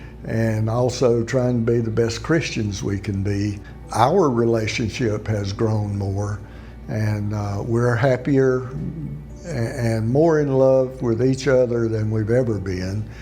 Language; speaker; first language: English; native; English